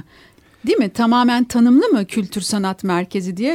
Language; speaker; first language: Turkish; native; Turkish